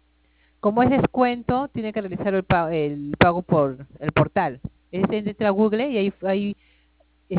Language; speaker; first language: Spanish; native; Spanish